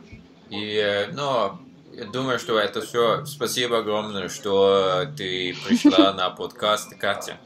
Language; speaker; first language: Russian; non-native, learner; Norwegian